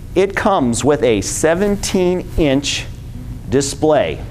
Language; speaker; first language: English; native; English